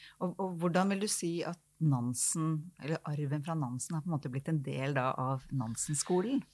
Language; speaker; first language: Norwegian; native; Norwegian